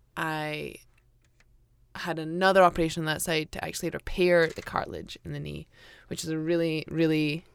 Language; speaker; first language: English; native; English